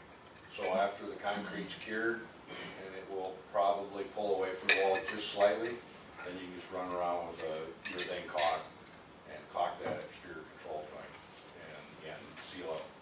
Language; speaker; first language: English; native; English